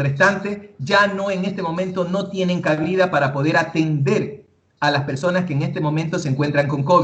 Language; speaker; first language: Spanish; native; Spanish